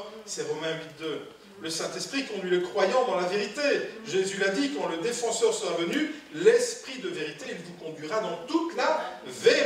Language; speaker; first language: French; native; French